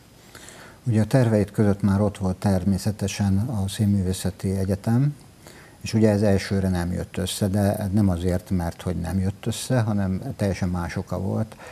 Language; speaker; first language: Hungarian; native; Hungarian